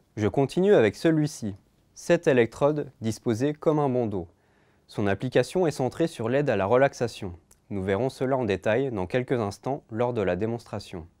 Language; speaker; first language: French; native; French